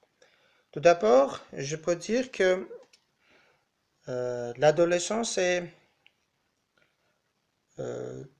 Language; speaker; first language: French; non-native, learner; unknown